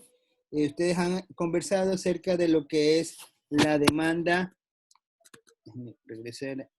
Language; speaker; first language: Spanish; native; Spanish